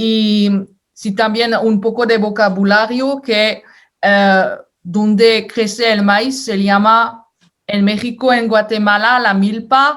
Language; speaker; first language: Spanish; non-native, fluent; French